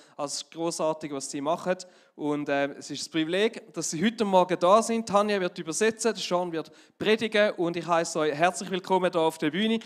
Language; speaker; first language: German; native; German